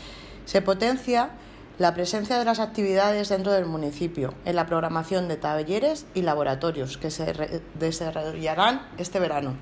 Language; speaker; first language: Spanish; native; Spanish